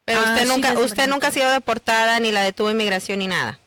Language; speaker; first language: Spanish; native; Spanish